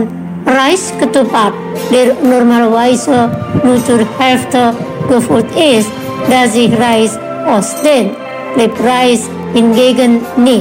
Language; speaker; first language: German; non-native, learner; Indonesian